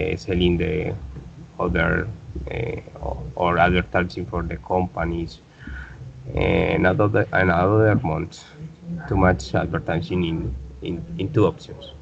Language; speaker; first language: English; non-native, learner; Spanish